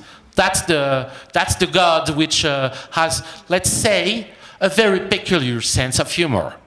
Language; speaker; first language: English; non-native, fluent; French